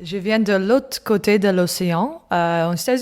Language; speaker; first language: French; non-native, learner; English